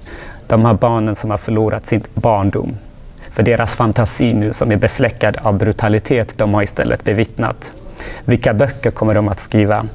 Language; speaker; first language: Swedish; non-native, fluent; Tigrinya